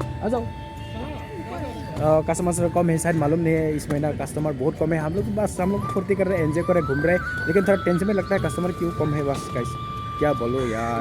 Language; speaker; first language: Hindi; non-native, local second language; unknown